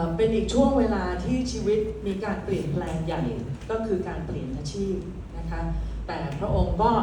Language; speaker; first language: Thai; early bilingual, other home language; Cantonese